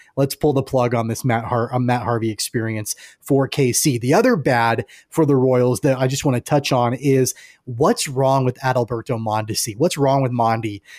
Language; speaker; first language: English; native; English